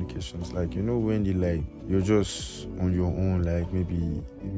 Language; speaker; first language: English; non-native, local second language; Igbo